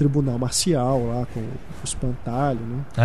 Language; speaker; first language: Portuguese; native; Portuguese